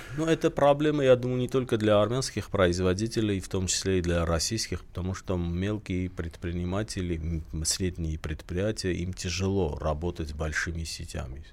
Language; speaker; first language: Russian; non-native, local second language; Armenian